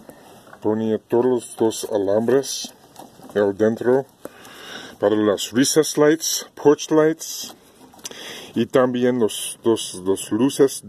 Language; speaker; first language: Spanish; non-native, learner; English